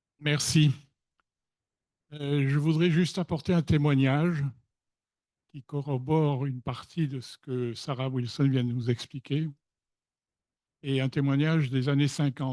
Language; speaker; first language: French; native; French